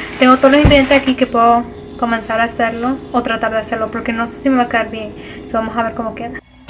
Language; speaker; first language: Spanish; early bilingual, heritage; Spanish